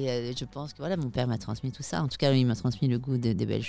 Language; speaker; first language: French; native; French